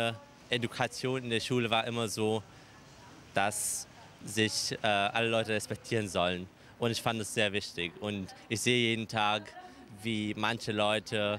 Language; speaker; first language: German; early bilingual, other home language; Romanian